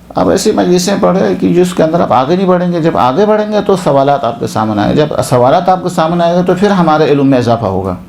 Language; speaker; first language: Urdu; non-native, local second language; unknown